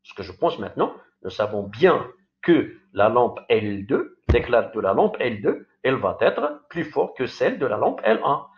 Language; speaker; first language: French; non-native, local second language; Arabic